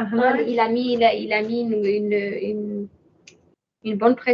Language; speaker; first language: French; native; French